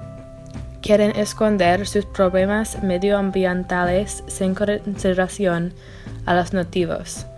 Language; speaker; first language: Spanish; non-native, learner; English